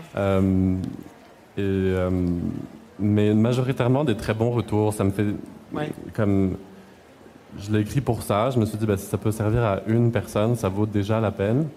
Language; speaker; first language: French; native; French